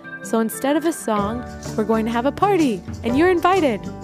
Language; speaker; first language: English; native; English